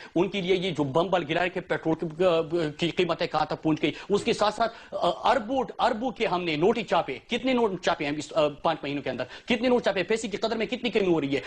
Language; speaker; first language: Urdu; non-native, local second language; Pashto